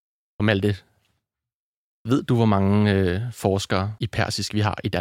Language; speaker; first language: Danish; native; Danish